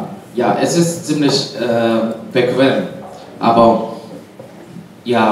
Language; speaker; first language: German; non-native, learner; Korean